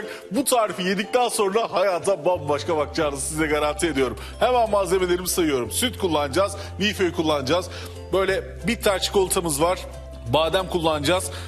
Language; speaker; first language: Turkish; native; Turkish